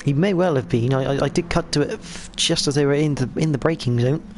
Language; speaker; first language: English; native; English